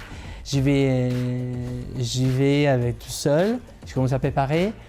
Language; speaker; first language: French; non-native, fluent; Italian